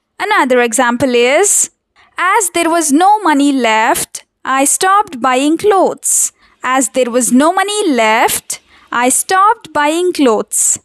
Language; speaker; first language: English; non-native, local second language; Telugu